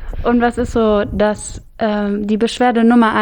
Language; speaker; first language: German; native; German